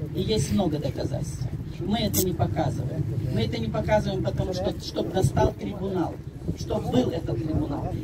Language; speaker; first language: Russian; non-native, local second language; Chechen